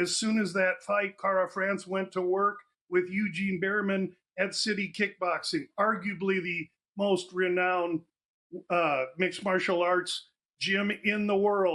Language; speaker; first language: English; native; English